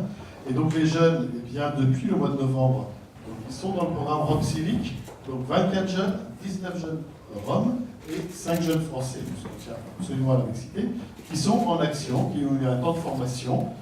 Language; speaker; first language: French; native; French